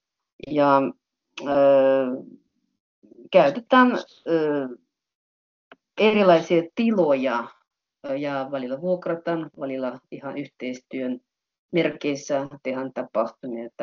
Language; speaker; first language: Finnish; non-native, fluent; Russian